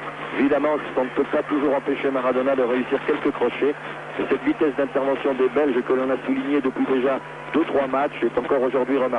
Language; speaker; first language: French; native; French